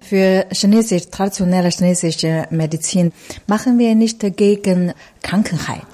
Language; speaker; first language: German; non-native, learner; Chinese